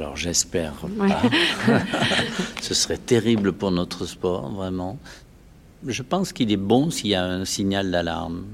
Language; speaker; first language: French; native; French